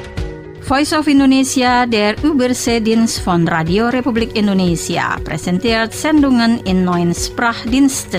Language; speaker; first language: German; non-native, fluent; Indonesian